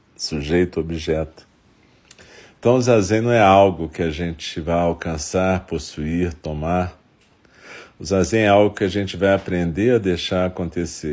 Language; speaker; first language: Portuguese; native; Portuguese